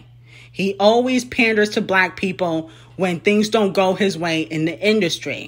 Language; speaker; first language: English; native; English